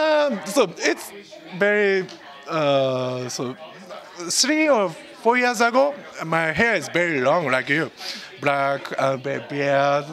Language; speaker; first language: English; non-native, learner; Japanese